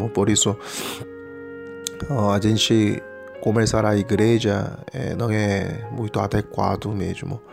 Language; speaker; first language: Portuguese; non-native, fluent; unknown